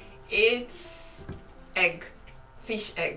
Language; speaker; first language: English; non-native, fluent; Italian